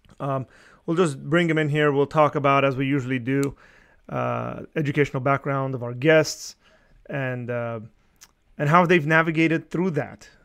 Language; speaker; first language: English; early bilingual, other home language; Armenian